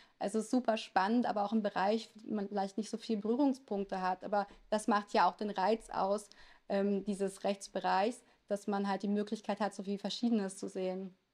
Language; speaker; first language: German; native; German